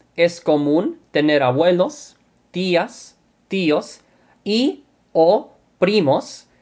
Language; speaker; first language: Spanish; non-native, fluent; English